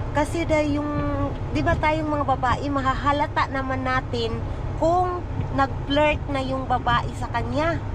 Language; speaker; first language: Filipino; non-native, local second language; Cebuano